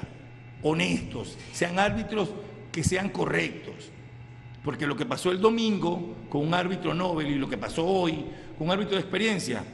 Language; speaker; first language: Spanish; native; Spanish